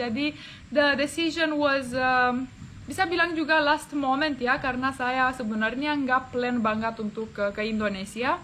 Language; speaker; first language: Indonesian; non-native, fluent; Romanian